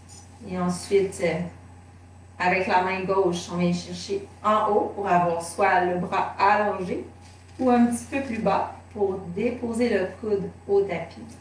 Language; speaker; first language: French; native; French